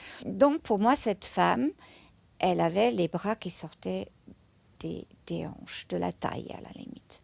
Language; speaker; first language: French; non-native, fluent; German